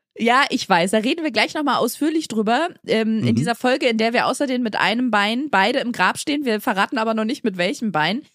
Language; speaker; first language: German; native; German